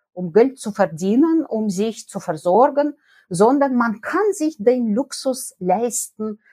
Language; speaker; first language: German; non-native, fluent; Russian